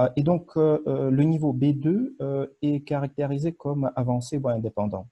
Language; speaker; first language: French; non-native, fluent; Russian